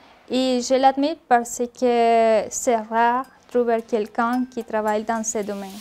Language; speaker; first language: French; non-native, learner; Spanish